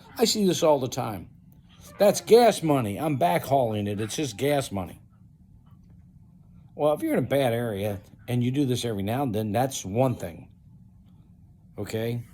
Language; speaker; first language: English; native; English